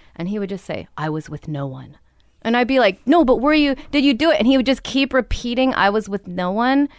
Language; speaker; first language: English; native; English